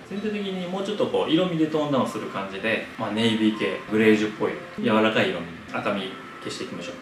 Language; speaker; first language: Japanese; native; Japanese